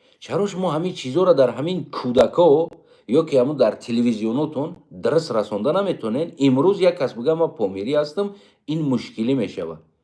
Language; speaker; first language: Tajik; native; Tajik